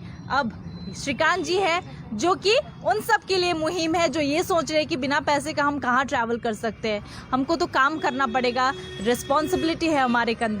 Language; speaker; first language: Hindi; native; Hindi